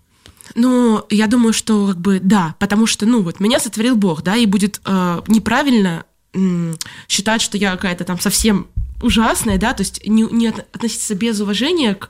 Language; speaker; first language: Russian; native; Russian